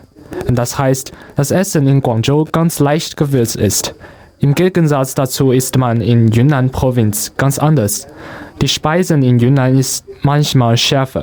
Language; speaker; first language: German; non-native, learner; Chinese